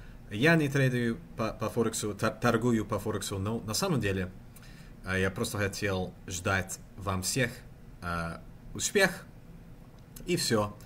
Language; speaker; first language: Russian; non-native, learner; English